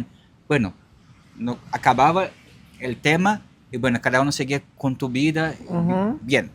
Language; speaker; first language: Spanish; non-native, learner; Portuguese